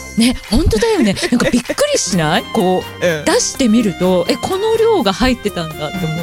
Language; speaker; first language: Japanese; native; Japanese